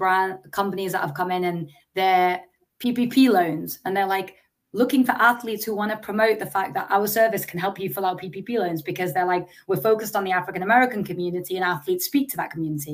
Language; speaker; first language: English; native; English